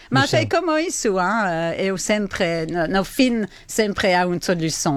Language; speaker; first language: Portuguese; non-native, fluent; French